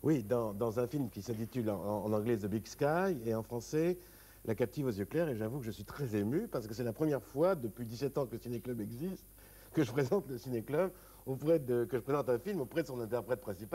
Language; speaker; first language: French; native; French